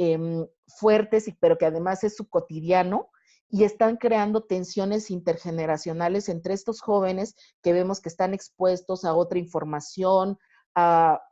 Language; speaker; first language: Spanish; native; Spanish